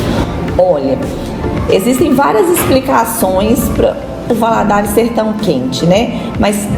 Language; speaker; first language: Portuguese; native; Portuguese